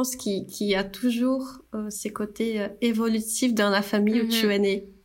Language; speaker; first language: French; non-native, fluent; Portuguese